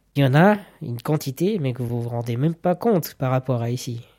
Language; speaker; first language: French; native; French